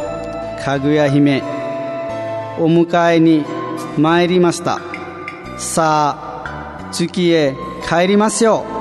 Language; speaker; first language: Japanese; non-native, fluent; Nepali